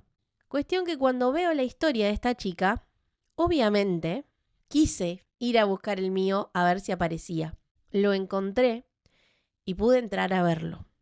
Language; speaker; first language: Spanish; native; Spanish